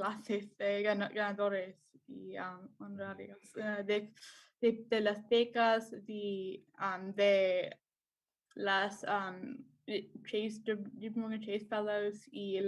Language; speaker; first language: Spanish; non-native, learner; English